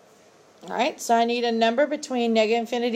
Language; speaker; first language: English; native; English